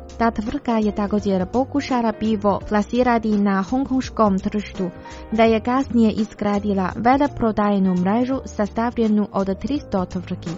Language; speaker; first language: Croatian; non-native, fluent; Chinese